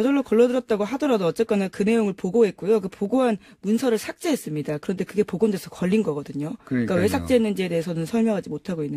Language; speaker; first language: Korean; native; Korean